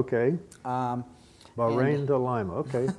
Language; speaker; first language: English; native; English